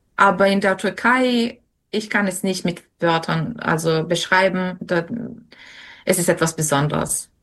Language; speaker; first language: German; non-native, fluent; Serbian